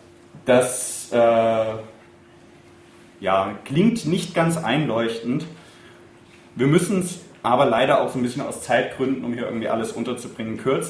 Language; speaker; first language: German; native; German